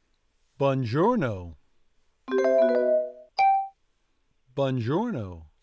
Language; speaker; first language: Italian; non-native, learner; English